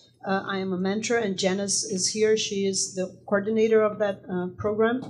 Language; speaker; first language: English; non-native, fluent; Portuguese